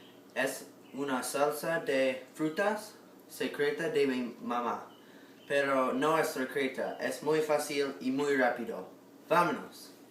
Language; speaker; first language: Spanish; non-native, learner; English